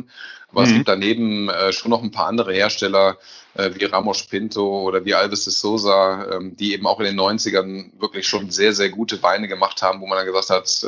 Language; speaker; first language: German; native; German